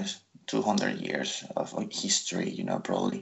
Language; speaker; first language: English; non-native, fluent; Spanish